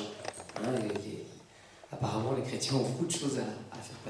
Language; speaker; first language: French; native; French